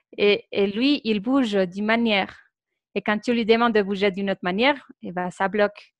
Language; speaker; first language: French; non-native, fluent; Spanish